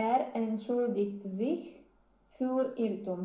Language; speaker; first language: German; non-native, learner; Romanian